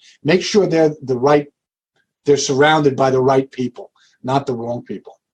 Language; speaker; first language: English; native; English